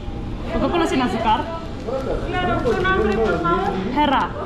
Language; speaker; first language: Spanish; non-native, learner; Korean